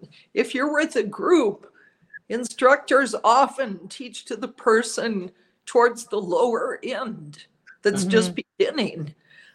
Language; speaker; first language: English; native; English